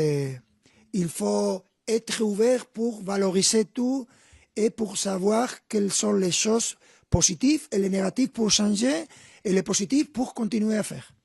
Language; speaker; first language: French; non-native, fluent; Spanish